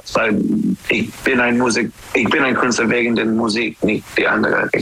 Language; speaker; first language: German; non-native, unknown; English